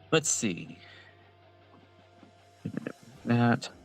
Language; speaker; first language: English; native; English